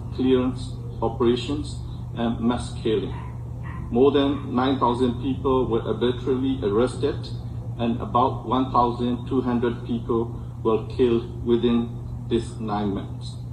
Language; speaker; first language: English; non-native, fluent; Burmese